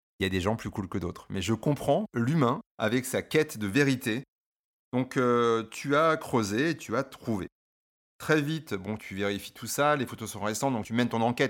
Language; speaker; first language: French; native; French